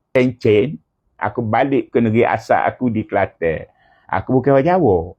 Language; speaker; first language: Malay; native; Malay